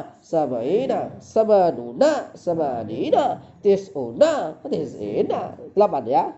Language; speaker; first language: Arabic; non-native, fluent; Indonesian